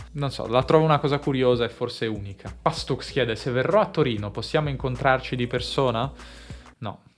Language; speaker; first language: Italian; native; Italian